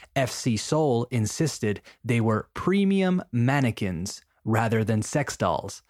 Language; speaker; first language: English; non-native, fluent; Spanish